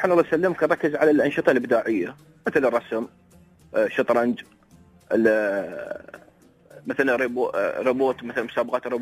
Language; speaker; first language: Arabic; native; Arabic